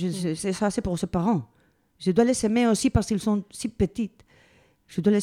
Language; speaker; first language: French; non-native, fluent; Spanish